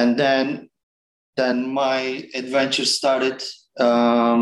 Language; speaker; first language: English; non-native, fluent; Turkish